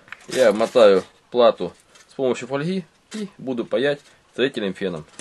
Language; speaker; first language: Russian; native; Russian